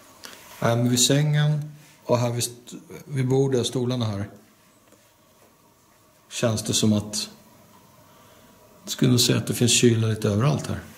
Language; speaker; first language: Swedish; native; Swedish